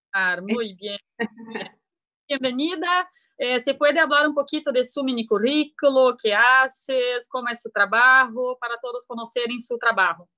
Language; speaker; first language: Spanish; non-native, learner; Portuguese